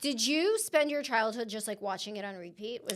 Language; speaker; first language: English; native; English